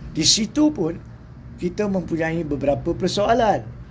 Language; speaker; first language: Malay; native; Malay